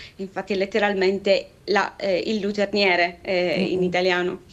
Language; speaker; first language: Italian; native; Italian